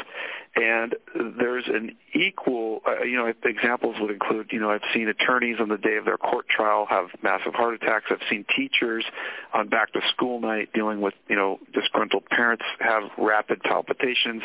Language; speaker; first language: English; native; English